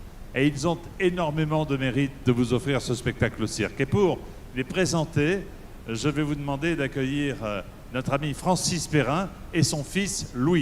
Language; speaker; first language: French; native; French